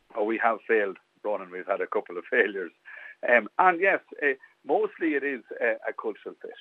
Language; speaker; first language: English; native; English